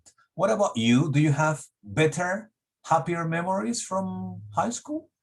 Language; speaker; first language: English; non-native, fluent; Spanish